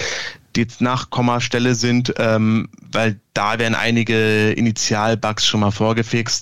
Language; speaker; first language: German; native; German